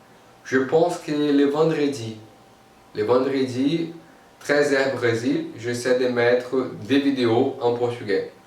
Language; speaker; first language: French; non-native, fluent; Portuguese